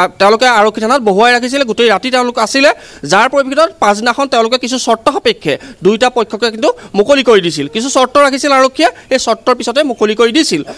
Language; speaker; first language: Assamese; native; Assamese